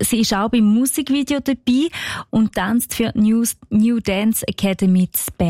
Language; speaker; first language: German; native; German